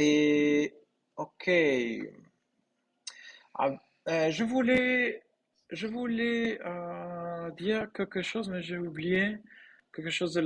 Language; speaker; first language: French; non-native, fluent; Spanish